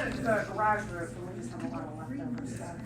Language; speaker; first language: English; native; English